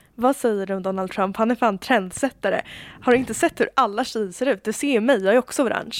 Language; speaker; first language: Swedish; native; Swedish